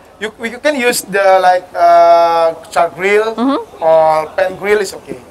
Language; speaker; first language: English; non-native, learner; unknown